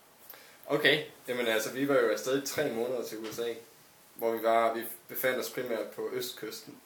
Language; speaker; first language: Danish; native; Danish